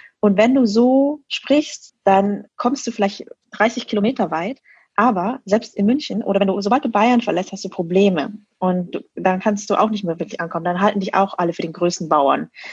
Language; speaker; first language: German; early bilingual, other home language; Vietnamese